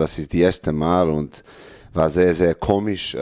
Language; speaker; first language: German; non-native, learner; Serbian